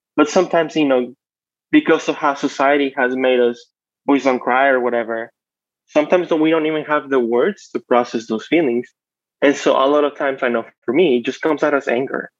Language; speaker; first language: English; non-native, fluent; Spanish